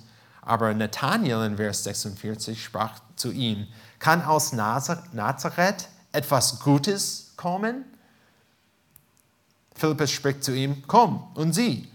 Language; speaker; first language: German; non-native, fluent; English